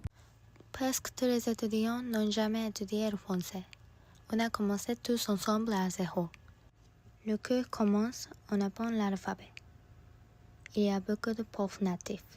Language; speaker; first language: French; non-native, learner; Japanese